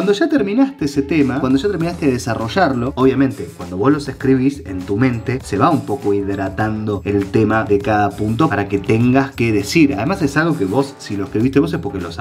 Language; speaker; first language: Spanish; native; Spanish